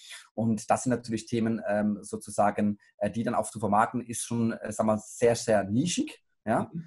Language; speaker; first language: German; native; German